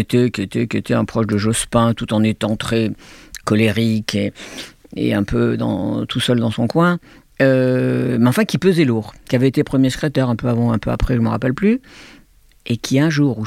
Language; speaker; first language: French; native; French